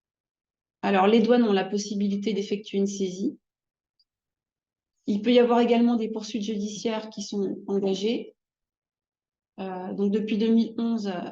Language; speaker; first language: French; native; French